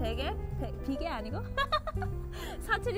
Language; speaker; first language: Korean; early bilingual, heritage; English